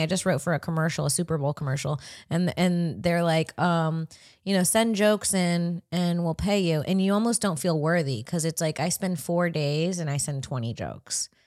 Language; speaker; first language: English; early bilingual, other home language; Spanish